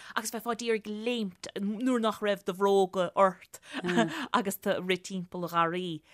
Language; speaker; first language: Irish; native; Irish